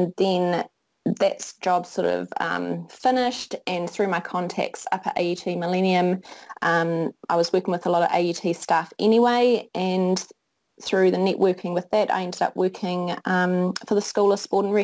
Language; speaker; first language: English; native; English